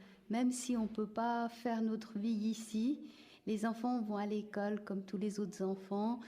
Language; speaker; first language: French; native; French